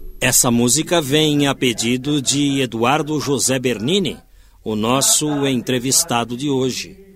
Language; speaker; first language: Portuguese; native; Portuguese